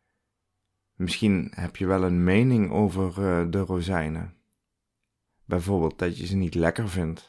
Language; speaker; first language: Dutch; native; Dutch